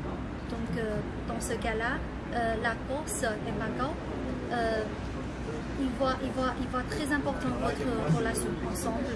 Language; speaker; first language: French; non-native, fluent; Chinese